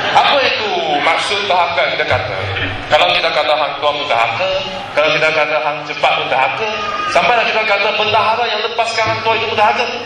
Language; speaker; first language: Malay; non-native, local second language; Chinese